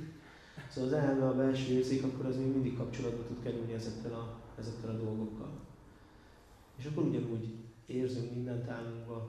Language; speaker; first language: Hungarian; native; Hungarian